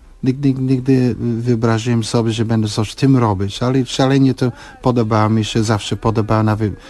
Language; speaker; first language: Polish; non-native, fluent; English